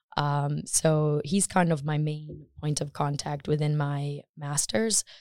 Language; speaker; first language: English; native; English